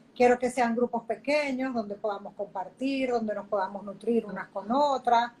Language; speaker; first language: Spanish; native; Spanish